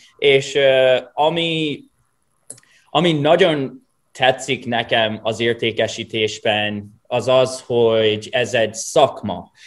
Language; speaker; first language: Hungarian; non-native, fluent; English